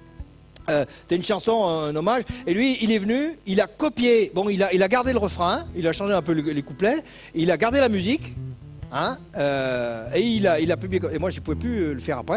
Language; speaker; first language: French; native; French